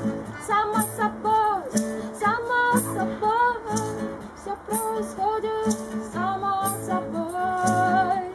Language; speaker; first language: Russian; native; Russian